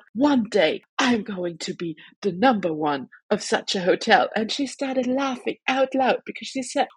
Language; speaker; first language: English; non-native, fluent; Luxembourgish